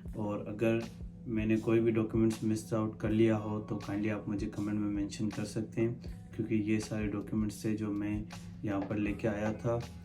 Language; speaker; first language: Urdu; non-native, local second language; Sindhi